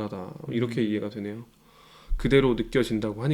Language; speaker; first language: Korean; native; Korean